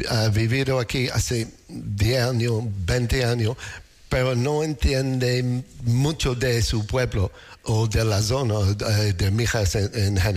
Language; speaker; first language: Spanish; non-native, learner; English